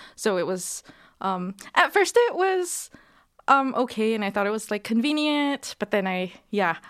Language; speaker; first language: English; native; English